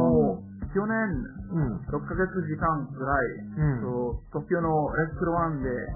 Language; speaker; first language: Japanese; non-native, learner; Italian